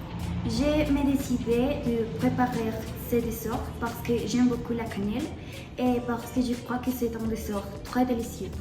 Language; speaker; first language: French; non-native, learner; Spanish